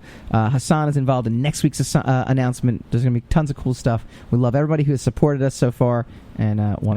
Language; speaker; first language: English; native; English